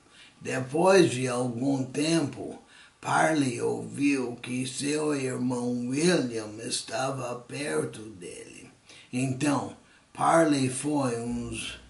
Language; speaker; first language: Portuguese; non-native, fluent; English